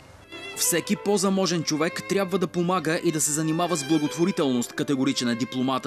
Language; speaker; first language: Bulgarian; native; Bulgarian